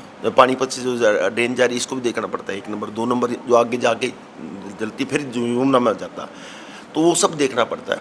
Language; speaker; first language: Hindi; native; Hindi